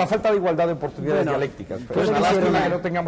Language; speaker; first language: Spanish; native; Spanish